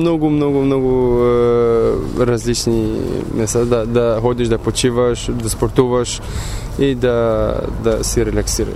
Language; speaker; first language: Bulgarian; non-native, learner; Albanian